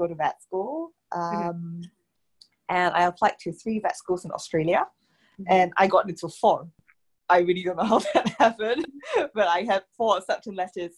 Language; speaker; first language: English; native; English